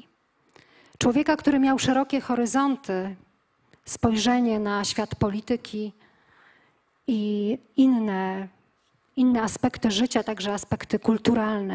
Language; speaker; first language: Polish; native; Polish